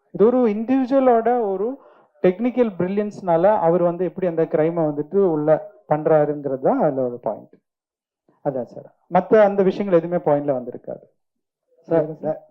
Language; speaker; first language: Tamil; non-native, fluent; Malayalam